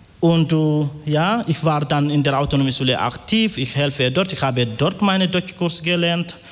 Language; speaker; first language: German; non-native, fluent; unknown